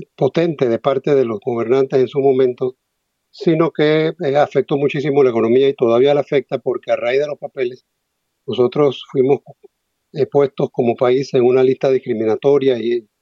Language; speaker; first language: Spanish; native; Spanish